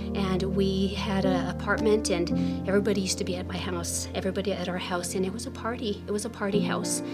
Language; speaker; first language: English; native; English